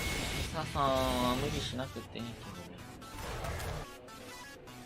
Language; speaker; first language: Japanese; native; Japanese